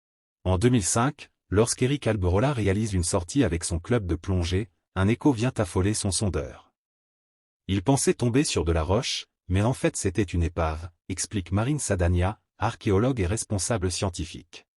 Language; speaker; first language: French; native; French